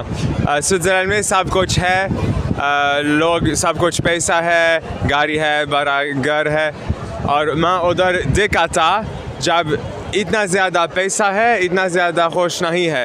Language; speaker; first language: Hindi; non-native, learner; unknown